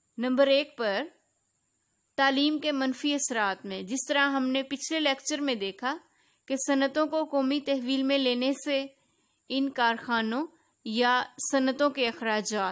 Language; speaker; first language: Urdu; native; Urdu